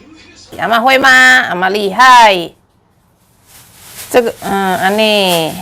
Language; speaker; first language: Chinese; non-native, learner; Javanese